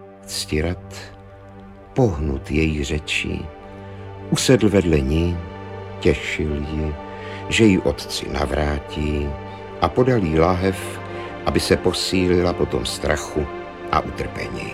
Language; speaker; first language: Czech; native; Czech